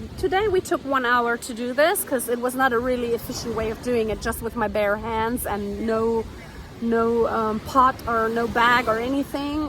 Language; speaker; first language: English; non-native, fluent; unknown